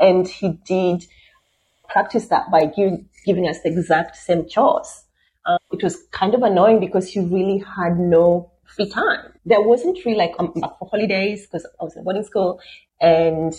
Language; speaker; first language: English; non-native, local second language; Luo (Kenya and Tanzania)